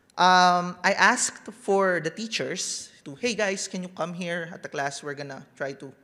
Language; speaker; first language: English; non-native, local second language; Filipino